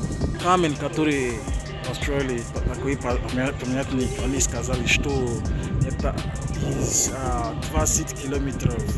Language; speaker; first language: Russian; non-native, learner; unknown